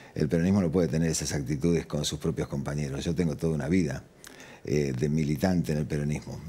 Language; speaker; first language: Spanish; native; Spanish